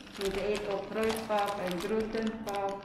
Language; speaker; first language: Dutch; non-native, learner; Filipino